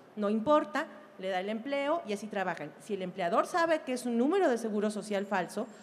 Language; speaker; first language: Spanish; native; Spanish